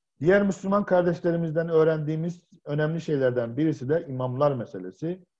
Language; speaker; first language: Turkish; native; Turkish